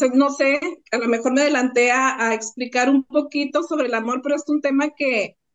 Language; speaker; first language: Spanish; native; Spanish